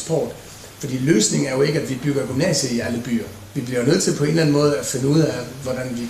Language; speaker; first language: Danish; native; Danish